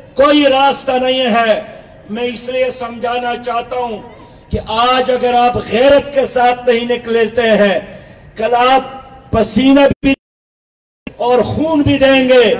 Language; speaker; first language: Urdu; non-native, local second language; Pashto